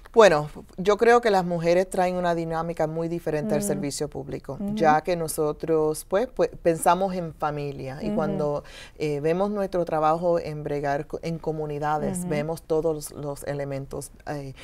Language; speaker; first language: Spanish; early bilingual, heritage; Spanish